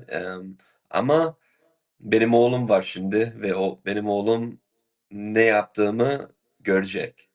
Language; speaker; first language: Turkish; early bilingual, heritage; Turkish